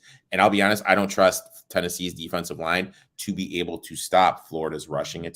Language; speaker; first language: English; native; English